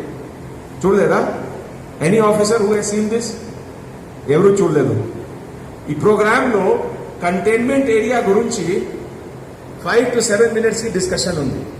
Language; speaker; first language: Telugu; non-native, fluent; Hindi